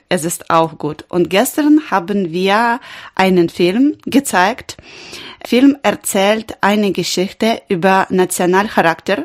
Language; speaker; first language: German; non-native, learner; Ukrainian